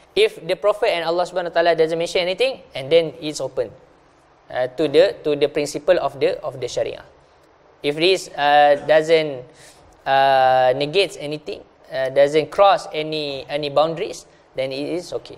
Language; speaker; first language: English; non-native, local second language; Malay